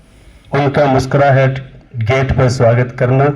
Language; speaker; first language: Hindi; native; Hindi